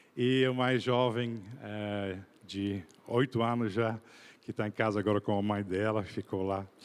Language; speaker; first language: Portuguese; non-native, fluent; Dutch